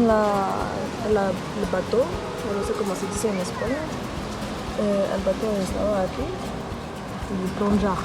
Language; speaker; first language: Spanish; non-native, learner; French